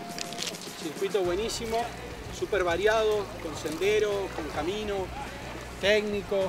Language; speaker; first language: Spanish; native; Spanish